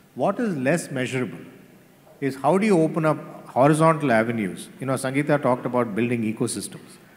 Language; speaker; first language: English; non-native, local second language; Tamil